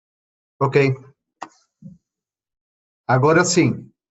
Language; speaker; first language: Portuguese; non-native, fluent; Spanish